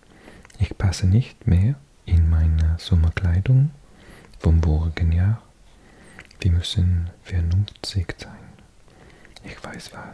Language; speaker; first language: German; non-native, learner; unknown